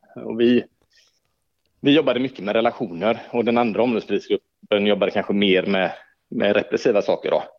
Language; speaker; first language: Swedish; native; Swedish